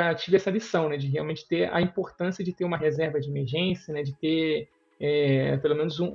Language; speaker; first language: Portuguese; native; Portuguese